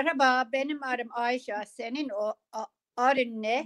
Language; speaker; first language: Turkish; non-native, learner; English